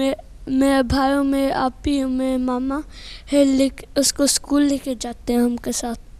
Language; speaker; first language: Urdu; early bilingual, heritage; Urdu